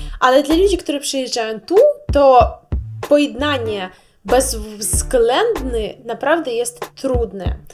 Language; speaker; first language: Polish; non-native, learner; Russian